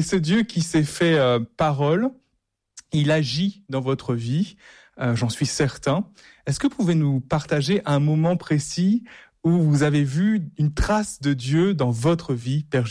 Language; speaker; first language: French; native; French